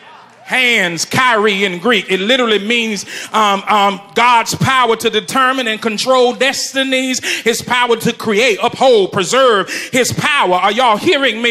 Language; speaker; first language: English; native; English